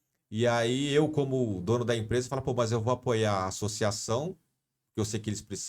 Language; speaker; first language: Portuguese; native; Portuguese